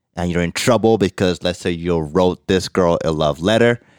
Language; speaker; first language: English; non-native, local second language; Yoruba